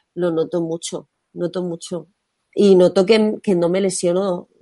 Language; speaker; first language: Spanish; native; Spanish